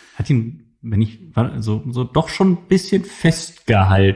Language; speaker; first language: German; native; German